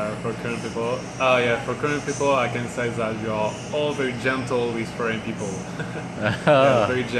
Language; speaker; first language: English; non-native, learner; French